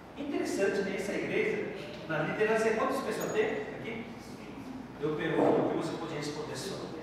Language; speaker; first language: Portuguese; non-native, fluent; Korean